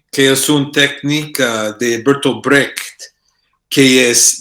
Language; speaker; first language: Spanish; non-native, fluent; English